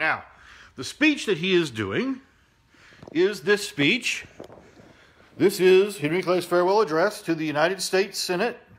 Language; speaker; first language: English; native; English